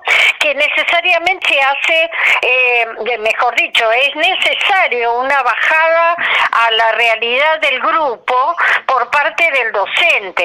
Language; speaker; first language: Spanish; native; Spanish